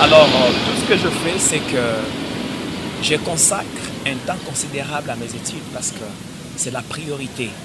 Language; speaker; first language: French; non-native, local second language; Swahili